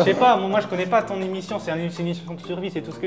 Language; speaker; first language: French; native; French